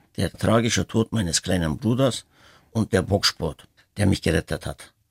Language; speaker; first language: German; early bilingual, other home language; Turkish